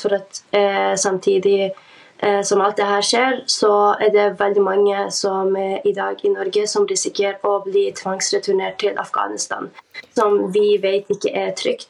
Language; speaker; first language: Norwegian; early bilingual, other home language; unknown